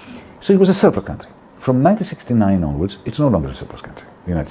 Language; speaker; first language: English; non-native, fluent; Greek